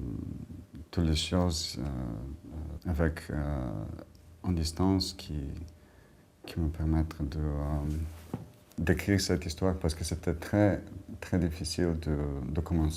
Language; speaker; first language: French; non-native, fluent; Bulgarian